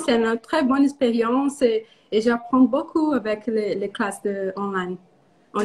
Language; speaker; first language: French; non-native, learner; Portuguese